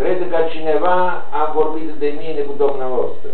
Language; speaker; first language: Romanian; non-native, learner; Italian